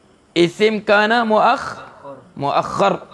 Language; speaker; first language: Arabic; non-native, fluent; Malay